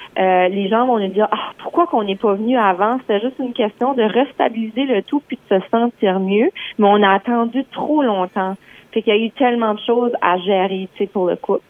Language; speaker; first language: French; native; French